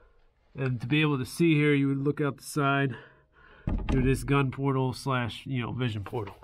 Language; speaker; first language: English; native; English